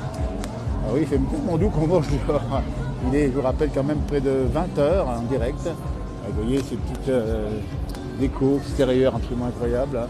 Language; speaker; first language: French; native; French